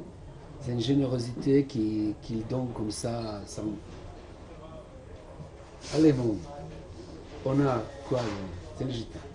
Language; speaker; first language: French; non-native, fluent; Serbian